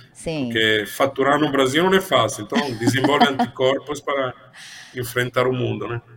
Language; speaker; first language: Portuguese; non-native, fluent; Italian